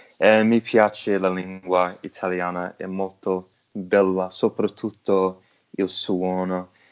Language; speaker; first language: Italian; non-native, learner; English